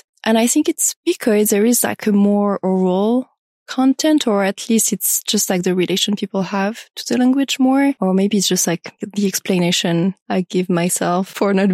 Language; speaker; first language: English; non-native, fluent; French